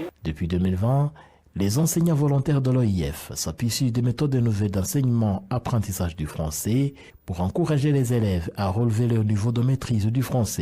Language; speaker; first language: French; non-native, local second language; Kinyarwanda